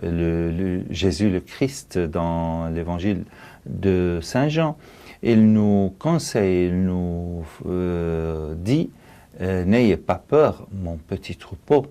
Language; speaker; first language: French; non-native, fluent; Arabic